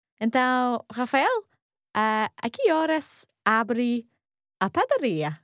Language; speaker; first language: Portuguese; non-native, learner; English